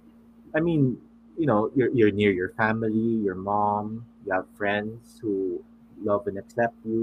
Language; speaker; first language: English; non-native, local second language; Filipino